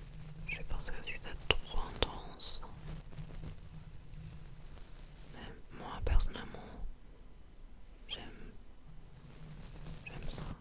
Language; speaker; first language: French; non-native, fluent; English